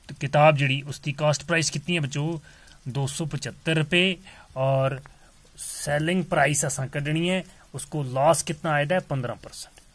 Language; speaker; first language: Urdu; non-native, local second language; Punjabi